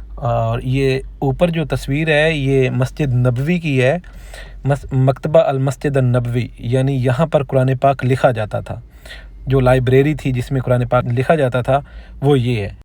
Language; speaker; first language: Urdu; non-native, local second language; Punjabi